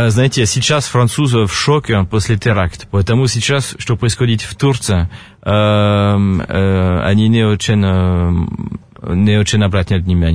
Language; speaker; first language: Russian; non-native, fluent; French